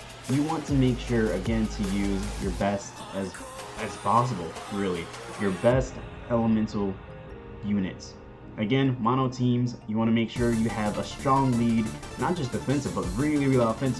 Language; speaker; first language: English; native; English